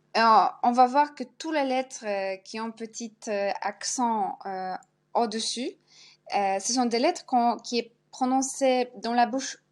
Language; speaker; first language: French; non-native, fluent; Polish